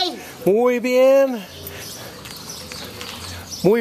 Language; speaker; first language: Spanish; non-native, learner; English